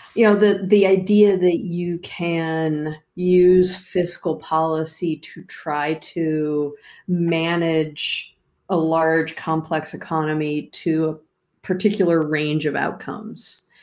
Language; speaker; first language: English; native; English